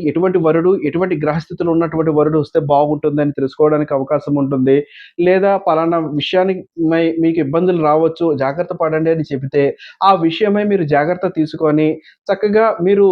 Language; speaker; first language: Telugu; native; Telugu